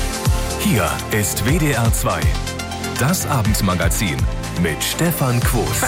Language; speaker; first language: German; native; German